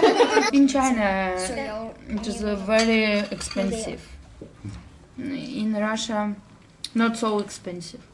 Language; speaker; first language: English; non-native, learner; Russian